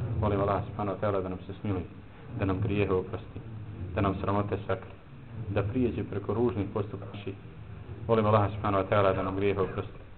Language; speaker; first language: Bosnian; native; Bosnian